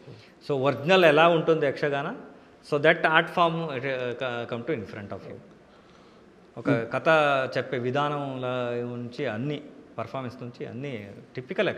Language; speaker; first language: Telugu; non-native, local second language; Kannada